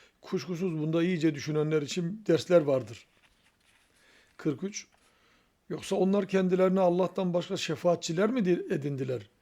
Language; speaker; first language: Turkish; native; Turkish